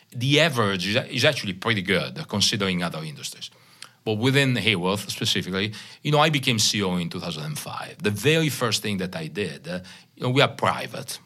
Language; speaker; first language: English; non-native, fluent; Italian